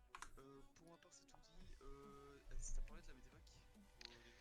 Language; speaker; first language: French; native; French